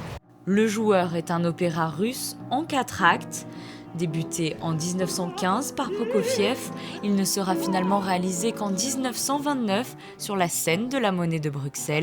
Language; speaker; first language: French; native; French